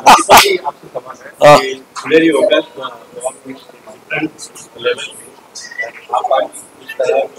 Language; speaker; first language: Hindi; native; Hindi